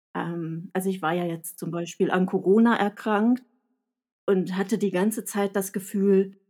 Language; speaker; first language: German; native; German